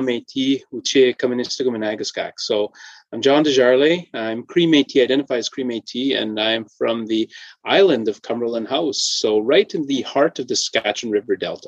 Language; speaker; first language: English; native; English